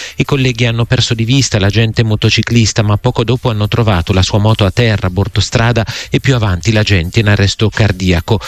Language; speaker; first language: Italian; native; Italian